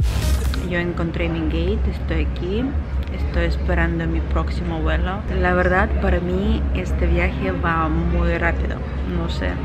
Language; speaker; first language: Spanish; non-native, learner; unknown